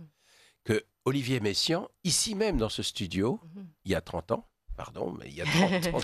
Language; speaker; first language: French; native; French